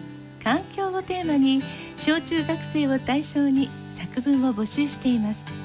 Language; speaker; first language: Japanese; native; Japanese